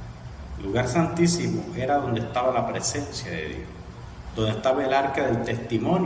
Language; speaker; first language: Spanish; native; Spanish